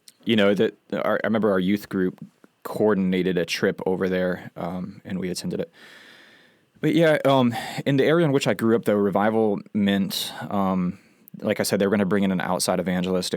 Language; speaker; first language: English; native; English